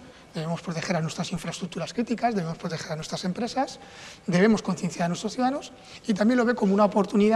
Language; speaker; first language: Spanish; native; Spanish